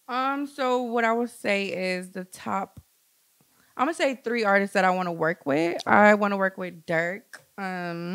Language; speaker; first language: English; native; English